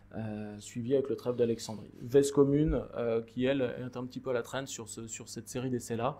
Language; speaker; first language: French; native; French